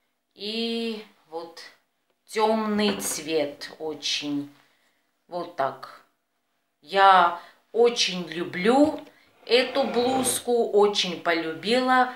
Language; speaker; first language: Russian; non-native, fluent; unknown